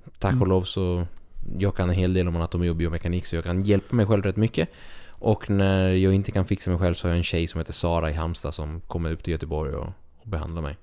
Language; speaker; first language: Swedish; early bilingual, other home language; Spanish